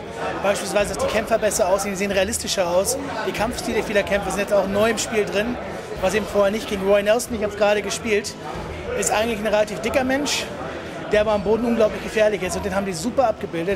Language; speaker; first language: German; native; German